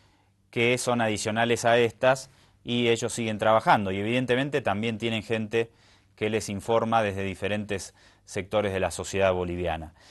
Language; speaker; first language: Spanish; native; Spanish